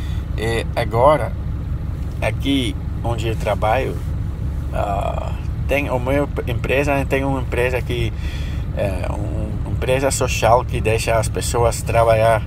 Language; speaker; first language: Portuguese; non-native, fluent; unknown